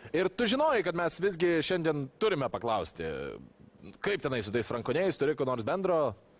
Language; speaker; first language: Lithuanian; native; Lithuanian